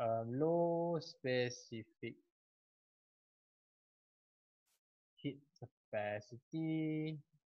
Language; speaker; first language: English; non-native, local second language; Malay